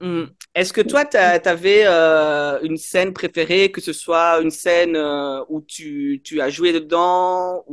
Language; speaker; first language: French; native; French